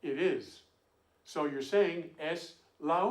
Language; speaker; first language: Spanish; non-native, fluent; English